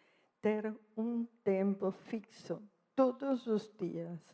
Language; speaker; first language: Portuguese; non-native, fluent; Spanish